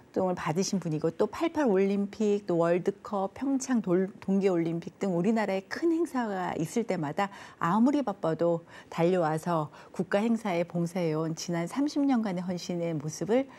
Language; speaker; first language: Korean; native; Korean